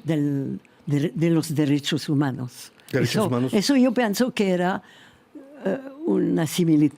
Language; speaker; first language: Spanish; non-native, fluent; French